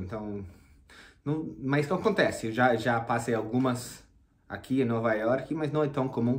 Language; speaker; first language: Portuguese; non-native, fluent; English